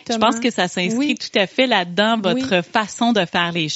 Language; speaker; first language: French; native; French